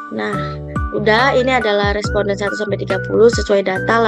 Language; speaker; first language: Indonesian; native; Indonesian